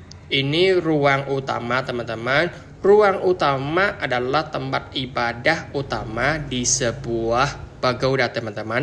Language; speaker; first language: Indonesian; non-native, learner; Vietnamese